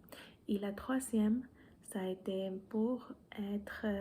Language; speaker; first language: French; non-native, fluent; Spanish